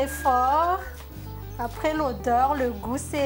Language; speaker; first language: French; non-native, learner; Malagasy